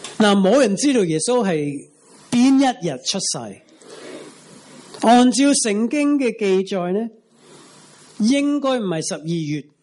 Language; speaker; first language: Cantonese; non-native, fluent; English